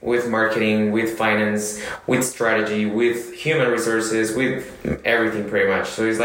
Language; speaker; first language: English; non-native, fluent; Spanish